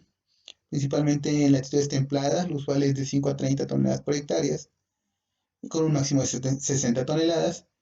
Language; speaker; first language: Spanish; native; Spanish